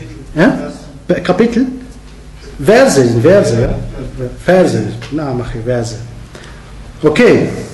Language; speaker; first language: German; non-native, fluent; Arabic